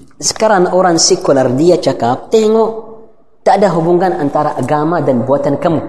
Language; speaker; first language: Malay; non-native, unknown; Arabic